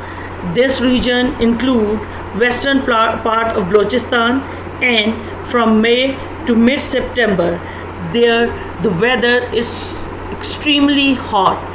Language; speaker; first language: English; non-native, local second language; Urdu